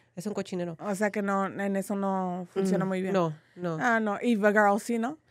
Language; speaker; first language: Spanish; native; Spanish